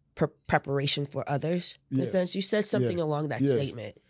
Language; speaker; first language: English; native; English